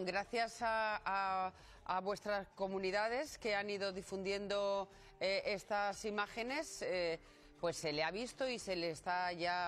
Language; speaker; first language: Spanish; native; Spanish